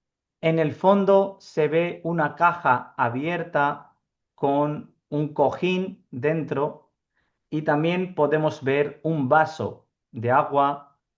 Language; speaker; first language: Spanish; non-native, fluent; Urdu